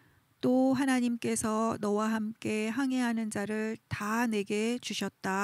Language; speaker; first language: Korean; native; Korean